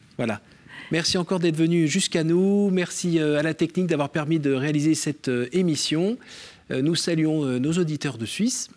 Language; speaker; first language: French; native; French